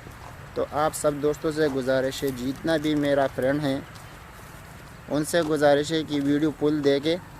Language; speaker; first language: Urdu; non-native, local second language; Pashto